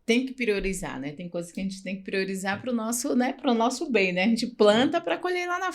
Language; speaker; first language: Portuguese; native; Portuguese